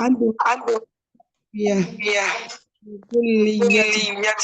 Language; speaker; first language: Arabic; non-native, learner; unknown